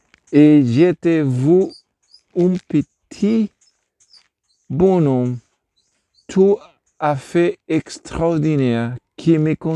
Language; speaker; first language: French; non-native, learner; Spanish